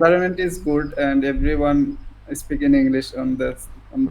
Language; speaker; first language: English; non-native, learner; Bangla